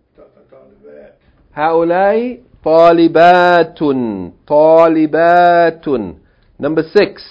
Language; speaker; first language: Arabic; non-native, fluent; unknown